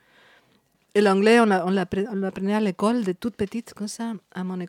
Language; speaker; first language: French; non-native, fluent; Spanish